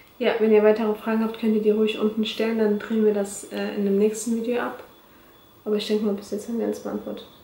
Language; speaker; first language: German; early bilingual, other home language; Turkish